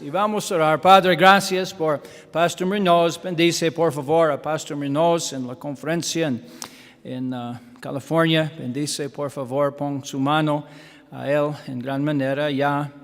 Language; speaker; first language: Spanish; non-native, learner; English